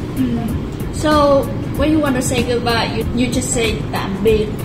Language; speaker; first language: English; non-native, learner; Vietnamese